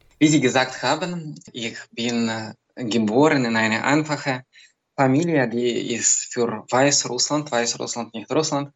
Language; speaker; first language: German; non-native, learner; Belarusian